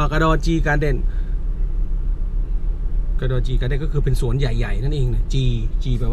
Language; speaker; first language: Thai; native; Thai